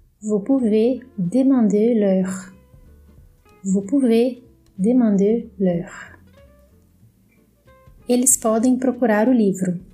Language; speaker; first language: French; non-native, fluent; Portuguese